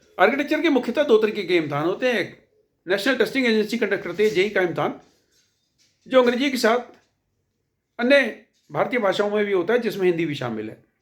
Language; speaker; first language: Hindi; native; Hindi